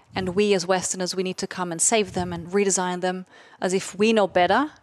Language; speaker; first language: English; non-native, fluent; German